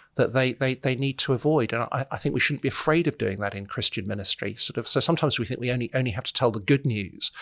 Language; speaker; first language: English; native; English